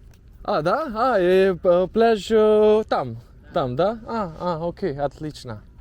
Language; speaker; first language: Russian; non-native, learner; English